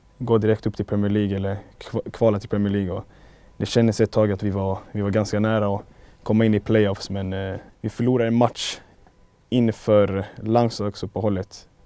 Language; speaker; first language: Swedish; native; Swedish